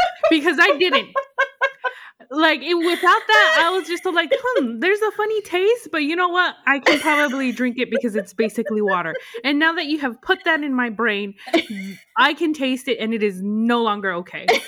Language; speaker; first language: English; native; English